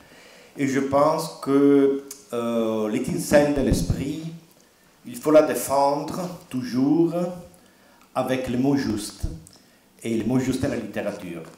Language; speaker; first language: French; non-native, learner; Italian